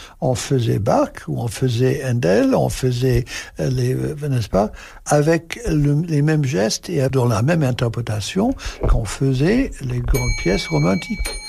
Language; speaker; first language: French; non-native, fluent; English